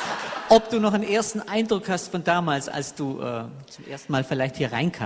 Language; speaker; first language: German; native; German